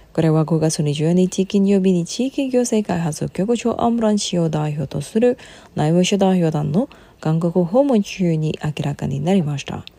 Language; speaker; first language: Japanese; non-native, fluent; Indonesian